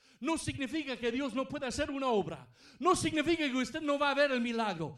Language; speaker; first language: Spanish; non-native, fluent; English